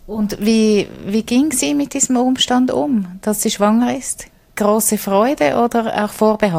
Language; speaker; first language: German; native; German